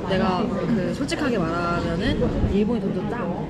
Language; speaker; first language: Korean; native; Korean